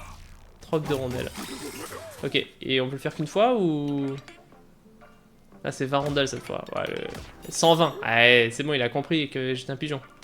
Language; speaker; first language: French; native; French